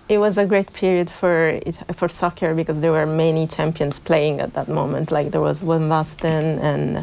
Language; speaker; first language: English; non-native, fluent; Italian